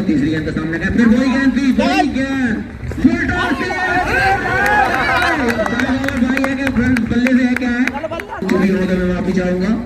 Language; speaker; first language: Hindi; native; Hindi